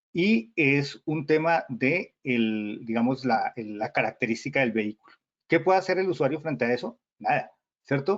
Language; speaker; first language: Spanish; native; Spanish